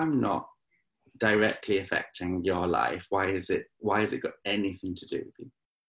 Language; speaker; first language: English; native; English